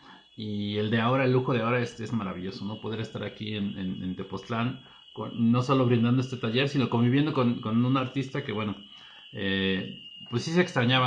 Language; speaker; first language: Spanish; native; Spanish